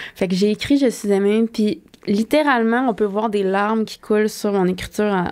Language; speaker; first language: French; native; French